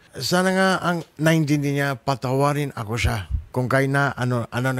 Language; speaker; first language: Filipino; non-native, learner; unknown